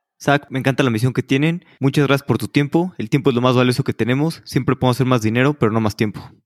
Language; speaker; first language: Spanish; native; Spanish